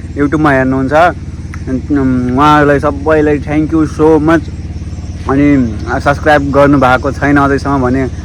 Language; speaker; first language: Nepali; non-native, local second language; Rana Tharu